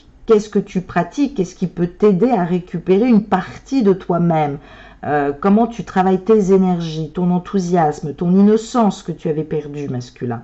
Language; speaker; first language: French; native; French